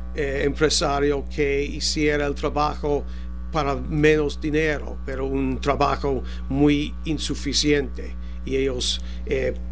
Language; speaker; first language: Spanish; non-native, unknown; English